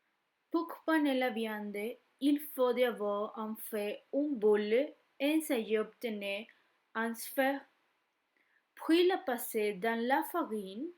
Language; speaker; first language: French; non-native, learner; Spanish